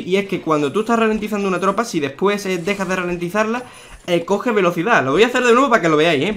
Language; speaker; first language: Spanish; native; Spanish